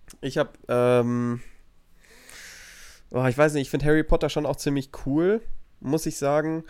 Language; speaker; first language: German; native; German